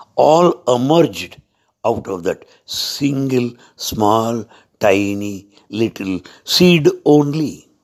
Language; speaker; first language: English; non-native, local second language; Telugu